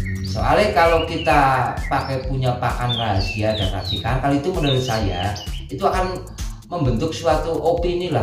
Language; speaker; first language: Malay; non-native, local second language; Javanese